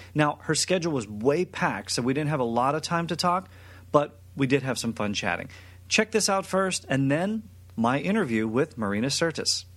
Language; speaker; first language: English; native; English